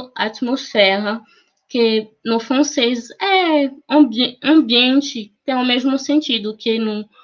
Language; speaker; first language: Portuguese; non-native, fluent; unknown